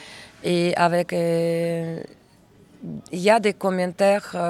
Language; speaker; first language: French; non-native, fluent; Russian